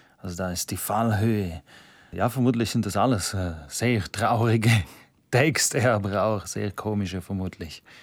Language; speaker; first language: German; non-native, local second language; Romansh